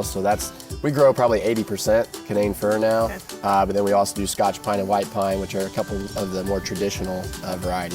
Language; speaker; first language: English; native; English